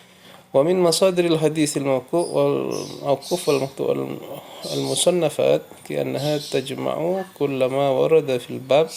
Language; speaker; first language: Arabic; non-native, fluent; Indonesian